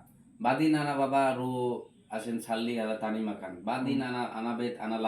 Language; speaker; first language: Arabic; non-native, learner; Bangla